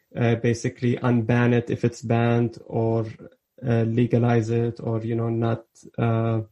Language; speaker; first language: English; early bilingual, other home language; Arabic